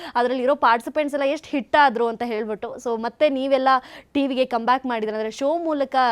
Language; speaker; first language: Kannada; native; Kannada